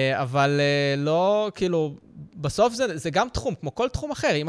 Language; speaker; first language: Hebrew; early bilingual, other home language; Russian